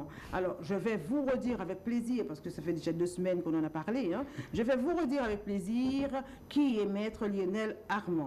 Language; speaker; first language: French; native; French